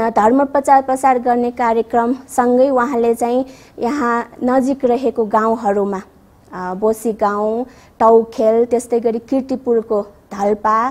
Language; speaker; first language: Nepali; non-native, local second language; Newari